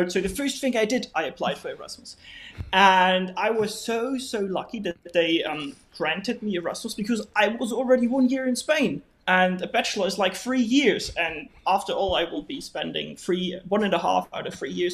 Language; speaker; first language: English; non-native, fluent; German